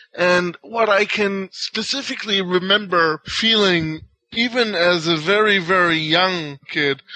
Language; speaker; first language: English; non-native, fluent; Hebrew